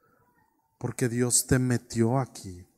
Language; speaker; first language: Spanish; native; Spanish